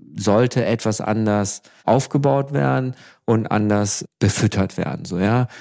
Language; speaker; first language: German; native; German